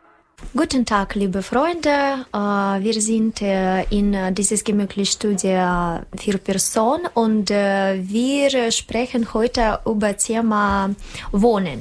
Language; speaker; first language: German; non-native, learner; Russian